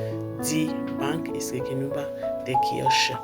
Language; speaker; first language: German; non-native, fluent; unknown